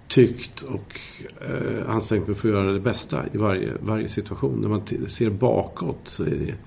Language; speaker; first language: Swedish; native; Swedish